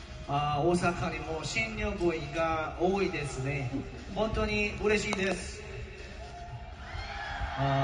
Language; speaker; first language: Japanese; non-native, learner; Korean